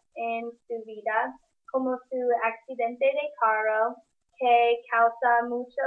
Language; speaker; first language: Spanish; non-native, learner; English